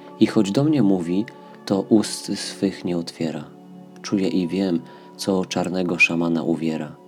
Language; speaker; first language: Polish; native; Polish